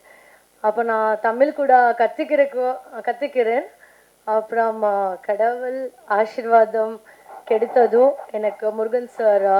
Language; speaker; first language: Tamil; non-native, learner; Kannada